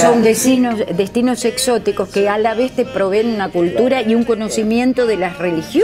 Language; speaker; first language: Spanish; native; Spanish